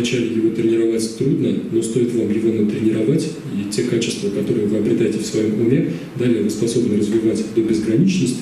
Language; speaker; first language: Russian; native; Russian